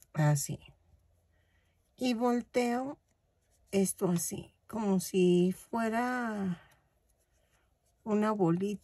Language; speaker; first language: Spanish; native; Spanish